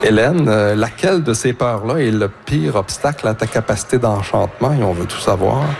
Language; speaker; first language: French; native; French